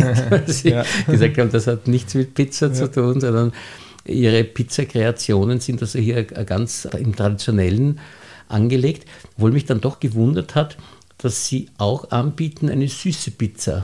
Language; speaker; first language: German; native; German